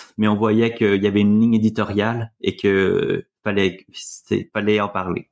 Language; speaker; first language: French; native; French